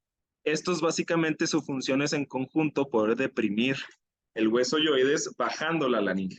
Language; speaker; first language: Spanish; native; Spanish